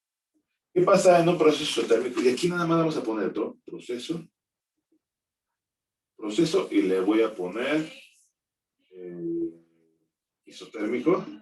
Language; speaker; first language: Spanish; native; Spanish